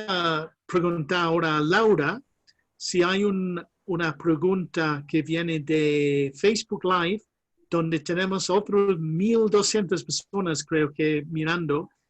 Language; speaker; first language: Spanish; non-native, fluent; English